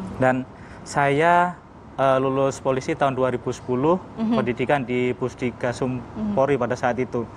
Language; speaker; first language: Indonesian; non-native, local second language; Javanese